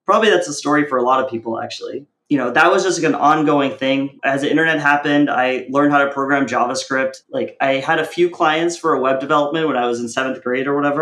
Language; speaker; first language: English; native; English